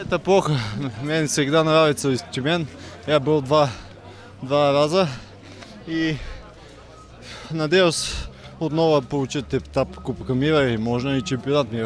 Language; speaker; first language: Russian; non-native, learner; Bulgarian